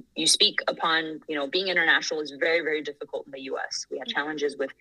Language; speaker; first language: English; non-native, fluent; Thai